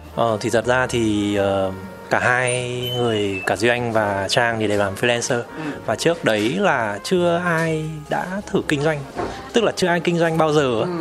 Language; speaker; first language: Vietnamese; native; Vietnamese